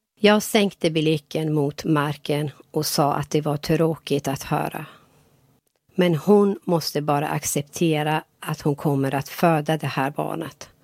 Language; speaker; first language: Swedish; non-native, fluent; Persian